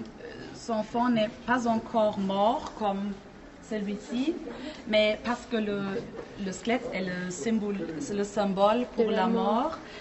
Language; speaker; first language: French; non-native, fluent; German